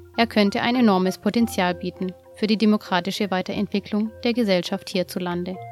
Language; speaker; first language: German; native; German